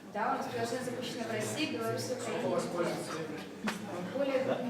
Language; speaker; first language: Russian; native; Russian